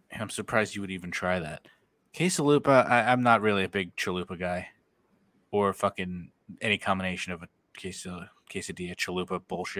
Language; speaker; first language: English; native; English